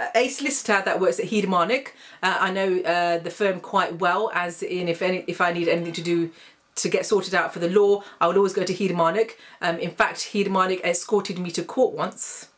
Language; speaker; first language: English; native; English